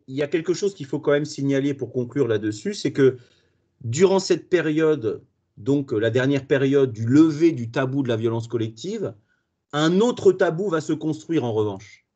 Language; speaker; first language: French; native; French